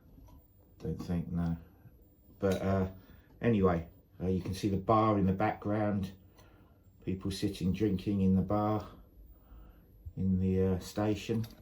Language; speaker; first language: English; native; English